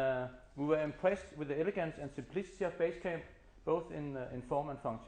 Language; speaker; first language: English; non-native, fluent; Danish